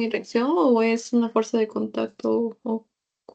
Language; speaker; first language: Spanish; native; Spanish